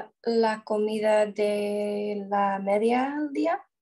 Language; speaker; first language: Spanish; non-native, learner; English